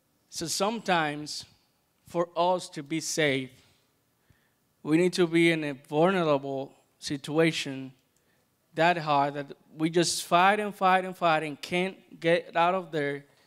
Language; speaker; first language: English; non-native, fluent; Spanish